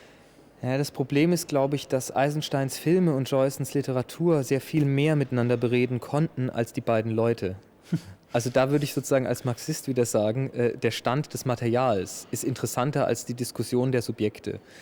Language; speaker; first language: German; native; German